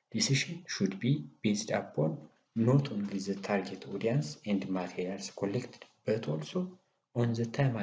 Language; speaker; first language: English; non-native, local second language; Amharic